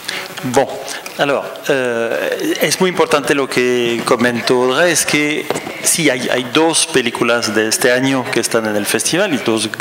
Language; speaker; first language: Spanish; non-native, fluent; French